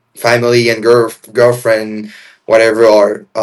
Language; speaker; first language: English; non-native, fluent; French